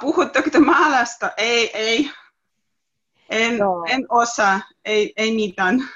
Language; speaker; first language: Finnish; non-native, learner; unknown